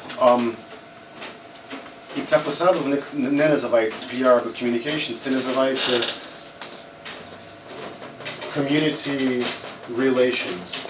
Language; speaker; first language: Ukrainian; early bilingual, heritage; English